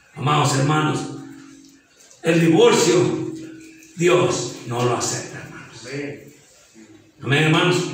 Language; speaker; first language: Spanish; native; Spanish